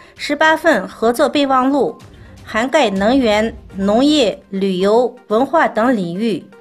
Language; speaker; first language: Chinese; non-native, local second language; Uyghur